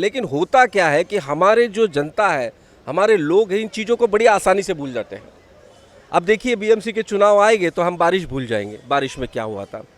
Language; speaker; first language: Hindi; non-native, local second language; Marathi